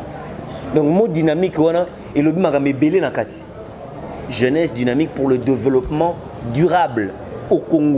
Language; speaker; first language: French; non-native, local second language; Lingala